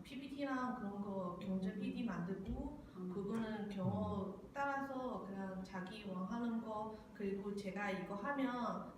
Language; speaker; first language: Korean; non-native, learner; Chinese